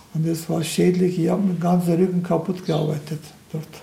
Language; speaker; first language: German; non-native, learner; Turkish